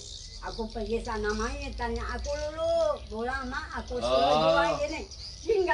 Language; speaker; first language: Indonesian; non-native, local second language; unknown